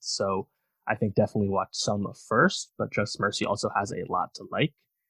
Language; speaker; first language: English; native; English